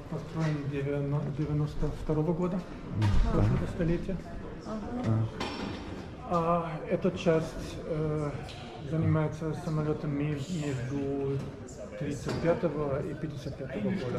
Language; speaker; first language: Russian; non-native, fluent; German